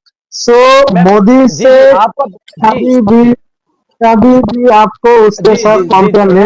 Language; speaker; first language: Hindi; non-native, fluent; Bangla